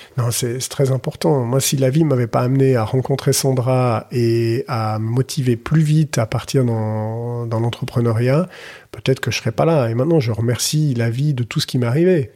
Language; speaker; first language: French; native; French